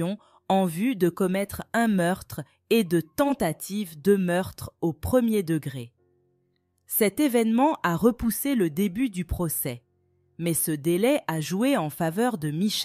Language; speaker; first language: French; native; French